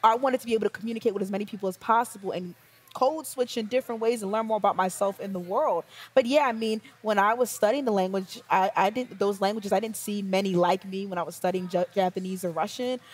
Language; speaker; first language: English; native; English